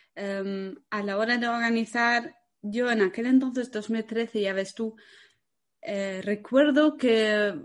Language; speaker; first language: Spanish; non-native, fluent; German